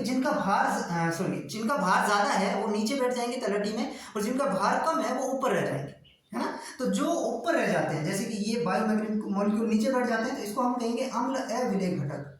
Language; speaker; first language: Hindi; native; Hindi